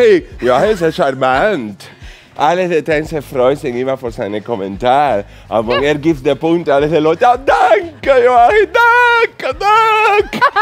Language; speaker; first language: German; non-native, fluent; Spanish